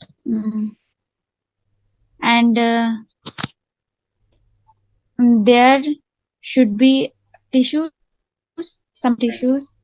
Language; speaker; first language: English; non-native, learner; Hindi